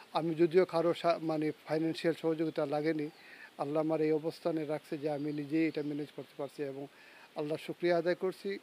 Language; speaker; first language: Bangla; native; Bangla